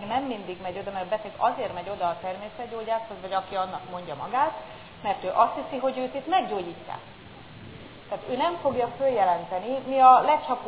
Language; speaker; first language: Hungarian; native; Hungarian